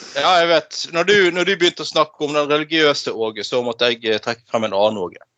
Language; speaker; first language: Norwegian; native; Norwegian